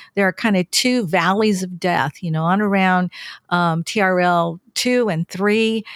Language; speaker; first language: English; native; English